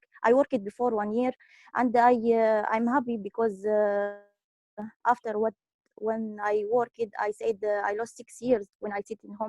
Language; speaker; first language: English; non-native, learner; Arabic